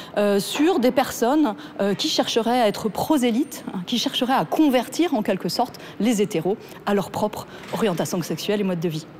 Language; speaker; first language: French; native; French